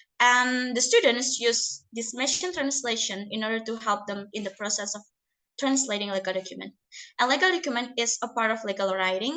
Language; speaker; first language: English; non-native, learner; Indonesian